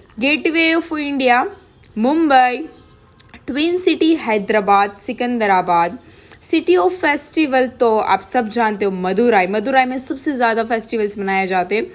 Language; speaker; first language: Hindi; non-native, local second language; Gujarati